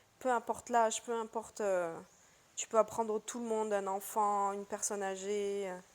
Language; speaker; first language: French; early bilingual, other home language; Portuguese